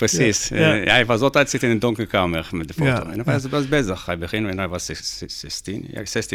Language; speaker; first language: Dutch; non-native, learner; Hebrew